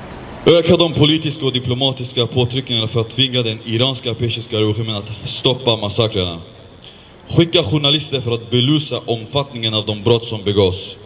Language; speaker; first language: Swedish; non-native, fluent; Azerbaijani